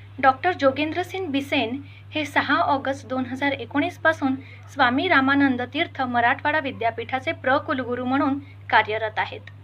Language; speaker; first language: Marathi; native; Marathi